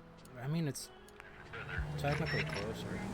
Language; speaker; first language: English; native; English